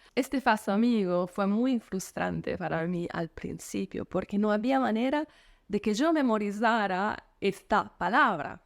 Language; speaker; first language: Spanish; non-native, fluent; Italian